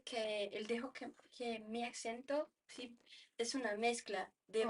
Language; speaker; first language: Spanish; non-native, fluent; Portuguese